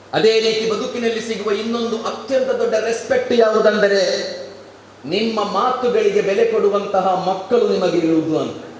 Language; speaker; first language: Kannada; non-native, local second language; Malayalam